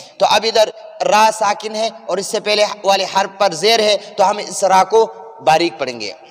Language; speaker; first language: Urdu; non-native, local second language; Pashto